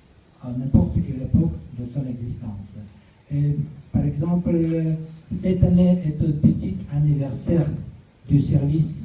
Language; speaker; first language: French; non-native, fluent; Russian